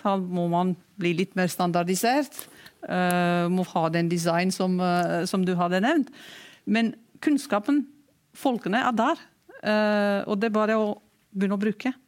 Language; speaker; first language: Norwegian; non-native, fluent; Romanian